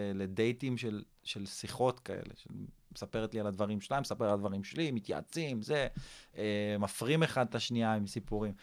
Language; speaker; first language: Hebrew; early bilingual, other home language; English